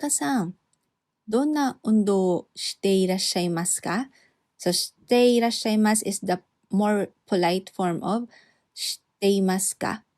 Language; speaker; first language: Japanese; non-native, fluent; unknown